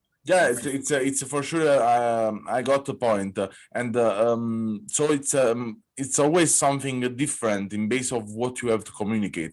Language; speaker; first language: English; non-native, fluent; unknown